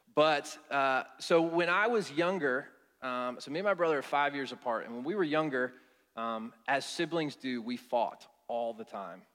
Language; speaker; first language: English; native; English